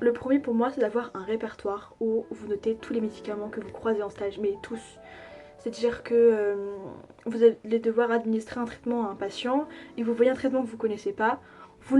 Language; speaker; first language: French; native; French